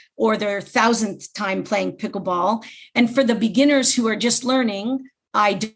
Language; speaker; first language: English; native; English